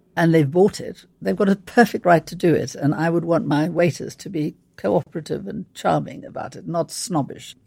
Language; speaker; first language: English; native; English